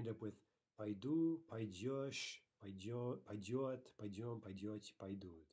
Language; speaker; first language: Russian; non-native, fluent; English